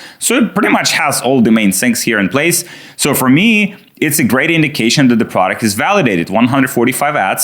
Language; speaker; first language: English; non-native, fluent; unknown